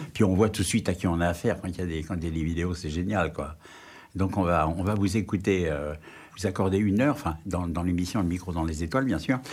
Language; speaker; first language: French; native; French